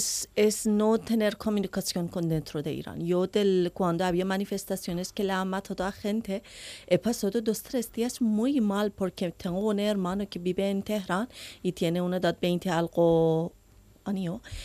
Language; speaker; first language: Spanish; non-native, learner; Persian